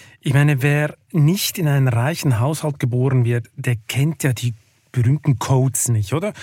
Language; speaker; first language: German; native; German